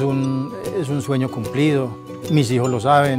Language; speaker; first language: Spanish; native; Spanish